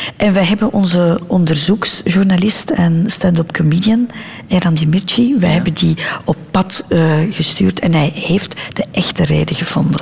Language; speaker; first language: Dutch; native; Dutch